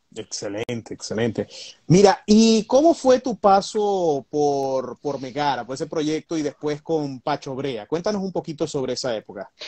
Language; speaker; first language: Spanish; native; Spanish